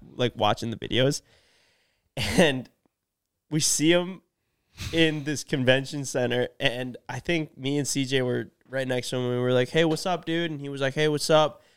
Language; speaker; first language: English; native; English